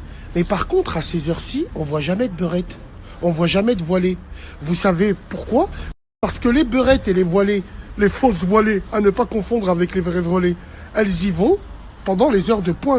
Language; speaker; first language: French; native; French